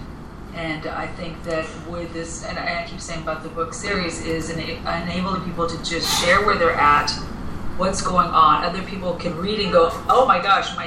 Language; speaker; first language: English; non-native, fluent; Spanish